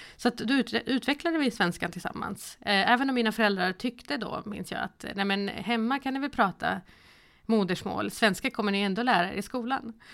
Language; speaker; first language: Swedish; early bilingual, other home language; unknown